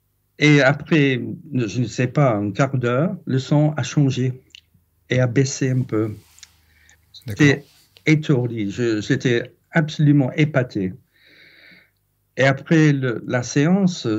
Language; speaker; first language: French; non-native, fluent; English